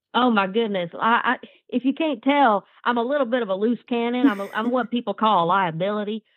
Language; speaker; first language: English; native; English